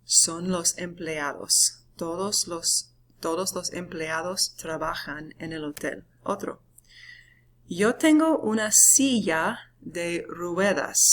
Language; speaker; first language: Spanish; non-native, fluent; English